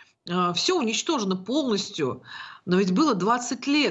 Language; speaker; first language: Russian; native; Russian